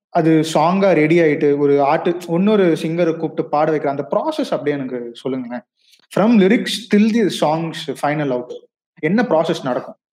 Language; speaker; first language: Tamil; native; Tamil